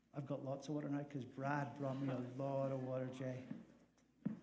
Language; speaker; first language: English; native; English